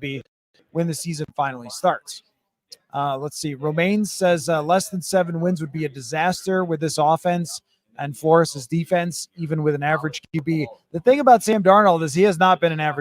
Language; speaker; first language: English; native; English